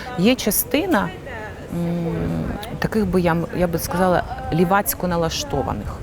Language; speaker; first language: Ukrainian; non-native, local second language; Russian